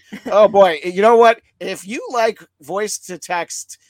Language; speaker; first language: English; native; English